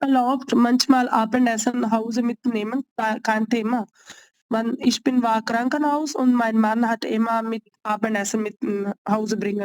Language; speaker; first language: German; non-native, learner; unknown